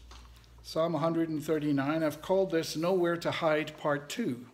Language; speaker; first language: English; native; English